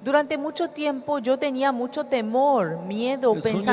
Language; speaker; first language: Spanish; native; Spanish